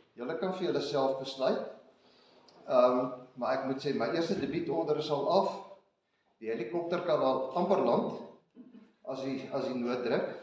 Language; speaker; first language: Afrikaans; native; Afrikaans